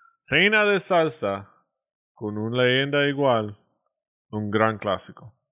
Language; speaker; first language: Spanish; non-native, learner; English